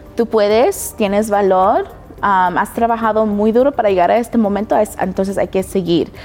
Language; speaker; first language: Spanish; early bilingual, heritage; Spanish